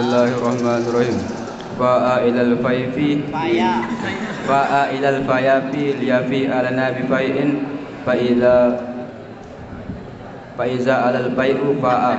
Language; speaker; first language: Arabic; non-native, learner; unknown